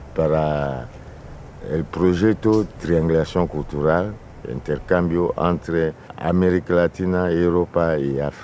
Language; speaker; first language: Spanish; non-native, fluent; Lingala